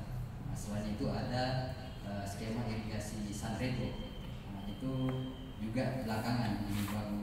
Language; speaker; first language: Indonesian; native; Indonesian